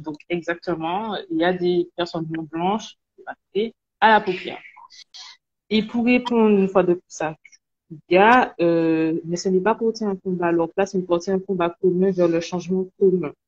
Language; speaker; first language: French; native; French